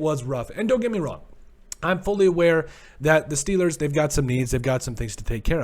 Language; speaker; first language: English; native; English